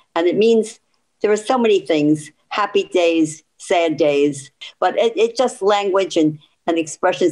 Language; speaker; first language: English; early bilingual, other home language; Ladino